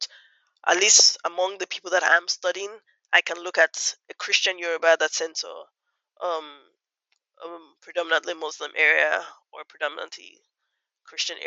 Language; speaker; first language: English; non-native, local second language; Yoruba